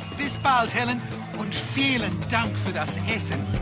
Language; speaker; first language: German; non-native, learner; English